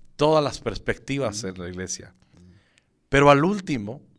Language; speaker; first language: Spanish; native; Spanish